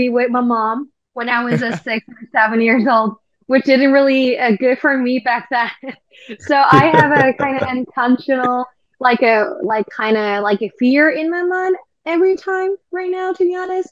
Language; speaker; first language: English; non-native, fluent; Korean